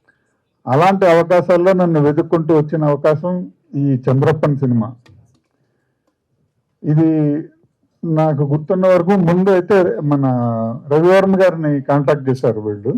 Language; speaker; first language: Telugu; native; Telugu